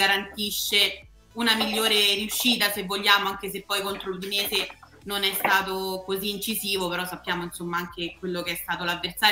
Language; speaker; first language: Italian; native; Italian